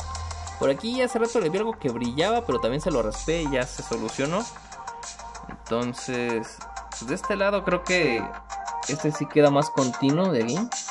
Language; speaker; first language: Spanish; native; Spanish